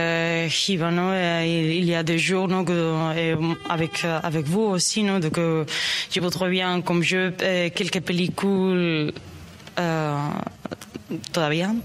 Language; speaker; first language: French; non-native, learner; Spanish